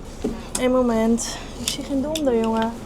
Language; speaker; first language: Dutch; native; Dutch